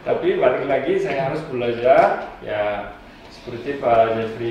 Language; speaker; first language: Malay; non-native, fluent; Korean